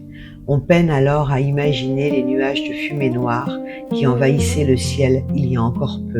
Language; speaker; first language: French; native; French